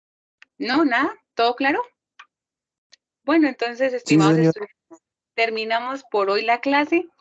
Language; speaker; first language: Spanish; native; Spanish